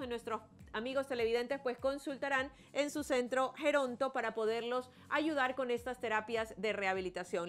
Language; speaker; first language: Spanish; native; Spanish